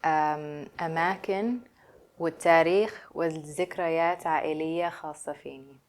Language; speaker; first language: Arabic; early bilingual, other home language; English